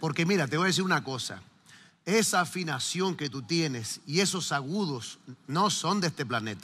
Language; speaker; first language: Spanish; native; Spanish